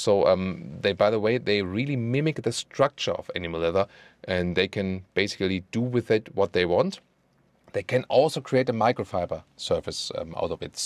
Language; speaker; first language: English; non-native, fluent; German